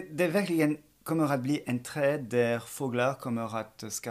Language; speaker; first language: Swedish; non-native, fluent; French